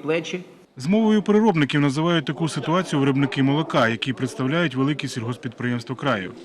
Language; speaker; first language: Ukrainian; native; Ukrainian